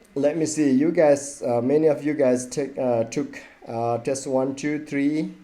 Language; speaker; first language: English; non-native, local second language; Nepali